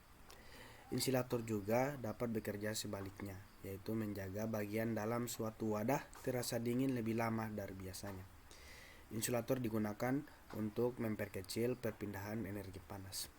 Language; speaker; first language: Indonesian; native; Indonesian